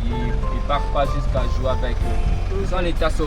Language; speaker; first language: French; native; French